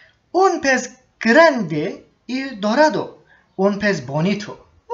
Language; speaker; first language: Spanish; non-native, learner; Turkish